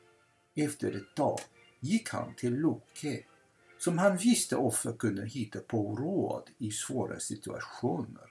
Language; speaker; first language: Swedish; non-native, fluent; English